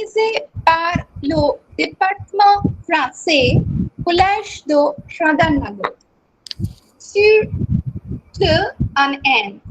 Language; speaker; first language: French; non-native, fluent; Bangla